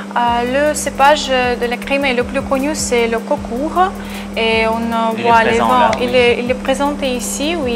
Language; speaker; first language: French; non-native, fluent; Russian